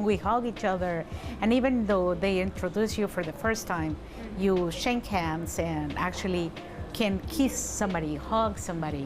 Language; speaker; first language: English; non-native, fluent; Spanish